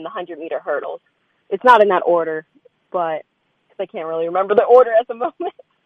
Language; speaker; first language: English; native; English